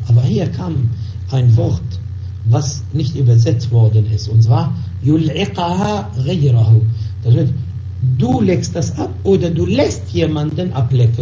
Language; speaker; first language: German; non-native, fluent; Arabic